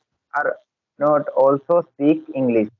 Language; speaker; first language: English; non-native, learner; Hindi